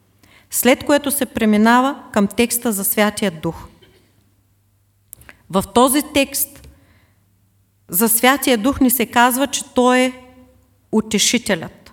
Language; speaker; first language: Bulgarian; native; Bulgarian